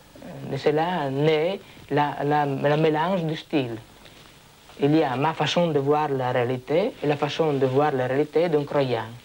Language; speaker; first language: French; non-native, fluent; Italian